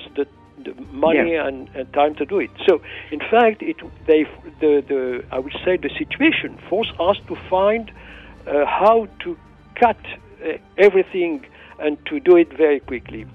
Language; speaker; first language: English; non-native, fluent; Arabic